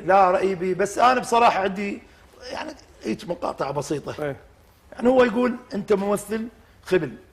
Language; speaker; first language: Arabic; native; Arabic